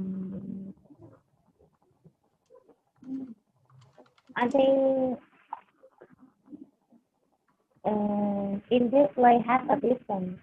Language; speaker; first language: English; non-native, learner; Vietnamese